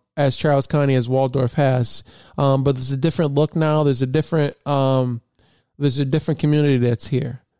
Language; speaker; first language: English; native; English